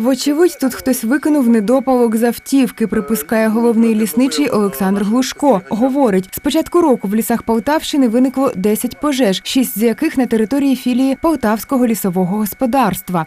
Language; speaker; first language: Ukrainian; native; Ukrainian